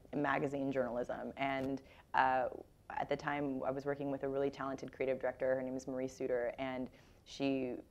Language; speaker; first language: English; native; English